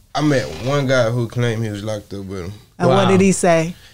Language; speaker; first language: English; native; English